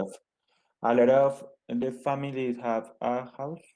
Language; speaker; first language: English; non-native, learner; Spanish